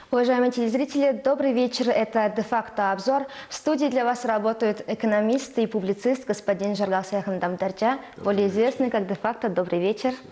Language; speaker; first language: Russian; non-native, fluent; Mongolian